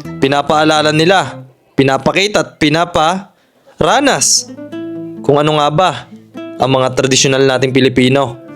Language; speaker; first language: Filipino; native; Filipino